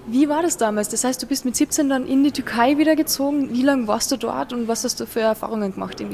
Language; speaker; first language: German; native; German